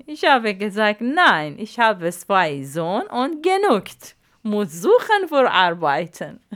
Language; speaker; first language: German; non-native, learner; Arabic